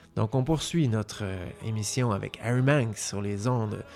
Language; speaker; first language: French; native; French